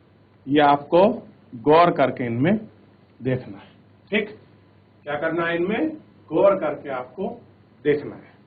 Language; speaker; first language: Hindi; native; Hindi